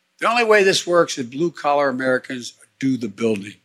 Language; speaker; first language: English; native; English